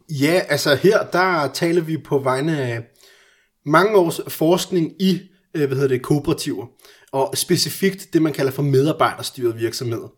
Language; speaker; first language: Danish; early bilingual, other home language; Persian